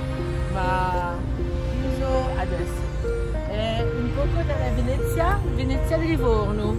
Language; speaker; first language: Italian; non-native, learner; Spanish